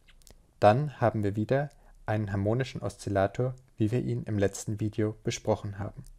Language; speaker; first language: German; native; German